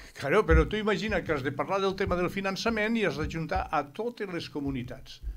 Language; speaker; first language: Catalan; native; Catalan